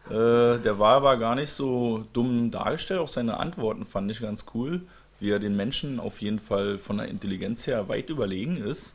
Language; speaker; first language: German; native; German